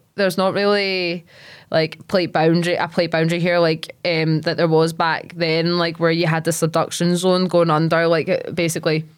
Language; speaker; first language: English; native; English